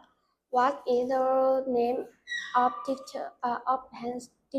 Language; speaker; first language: English; non-native, learner; Vietnamese